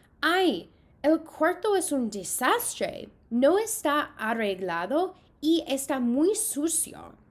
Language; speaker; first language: Spanish; non-native, fluent; English